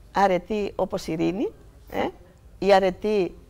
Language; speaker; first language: Greek; native; Greek